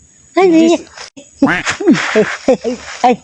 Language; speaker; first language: Filipino; non-native, local second language; Cebuano